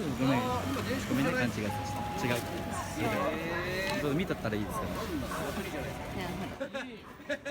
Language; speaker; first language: Japanese; native; Japanese